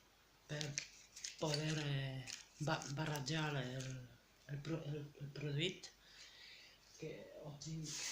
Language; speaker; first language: Catalan; non-native, learner; French